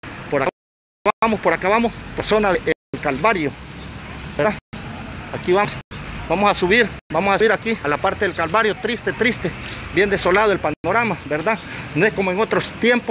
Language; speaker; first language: Spanish; native; Spanish